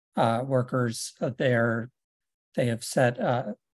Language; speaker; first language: English; native; English